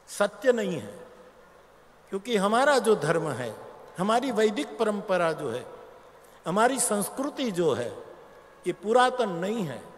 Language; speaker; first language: Hindi; non-native, local second language; Gujarati